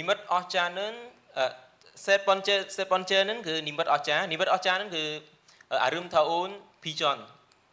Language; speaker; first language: Korean; non-native, learner; Khmer